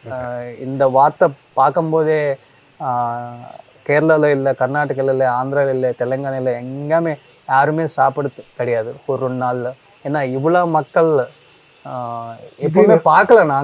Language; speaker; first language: Tamil; non-native, learner; Telugu